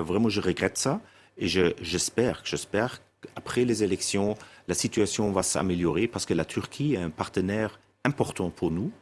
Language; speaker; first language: French; non-native, fluent; German